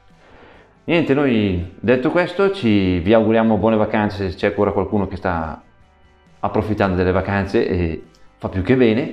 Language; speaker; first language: Italian; native; Italian